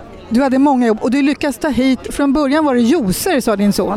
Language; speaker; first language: Swedish; native; Swedish